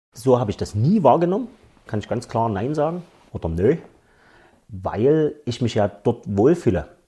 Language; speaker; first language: German; native; German